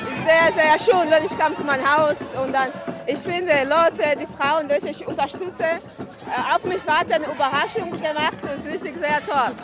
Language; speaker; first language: German; non-native, learner; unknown